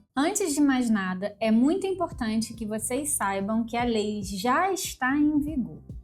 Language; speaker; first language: Portuguese; native; Portuguese